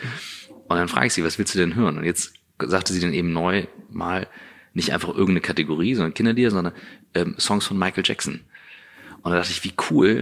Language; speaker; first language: German; native; German